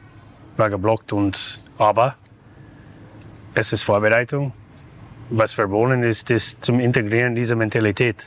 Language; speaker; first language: German; non-native, learner; English